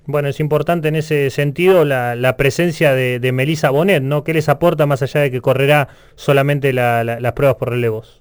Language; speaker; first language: Spanish; native; Spanish